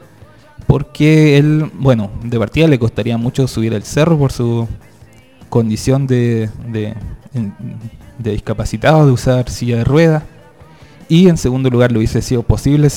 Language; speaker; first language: Spanish; native; Spanish